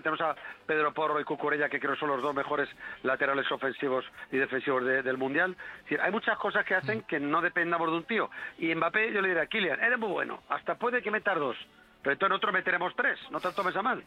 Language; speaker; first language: Spanish; native; Spanish